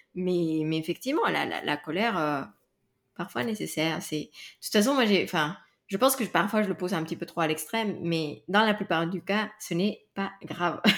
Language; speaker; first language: French; non-native, fluent; Spanish